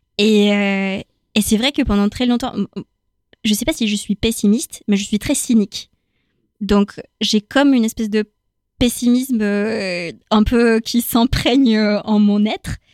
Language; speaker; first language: French; non-native, fluent; Spanish